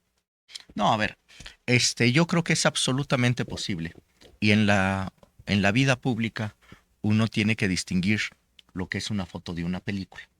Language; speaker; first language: Spanish; native; Spanish